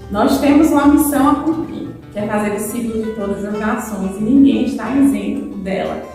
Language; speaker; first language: Portuguese; native; Portuguese